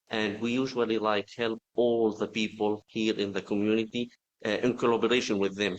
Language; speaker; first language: English; non-native, fluent; Arabic